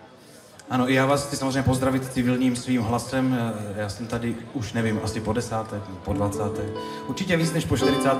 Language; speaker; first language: Czech; native; Czech